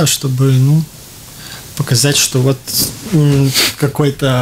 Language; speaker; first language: Russian; non-native, local second language; Latvian